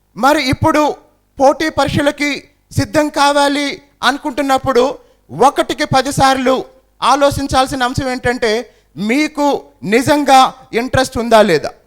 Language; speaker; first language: Telugu; native; Telugu